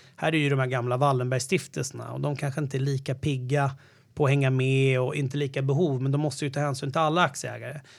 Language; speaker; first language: Swedish; native; Swedish